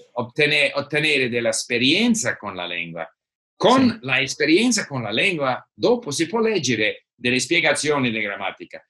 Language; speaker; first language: Italian; non-native, learner; English